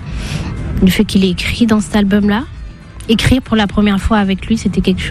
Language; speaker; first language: French; native; French